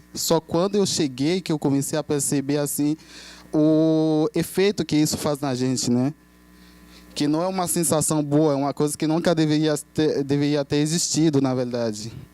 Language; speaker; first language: Portuguese; non-native, fluent; Haitian Creole